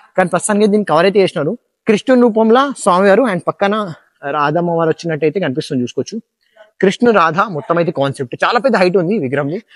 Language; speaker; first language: Telugu; non-native, local second language; Hindi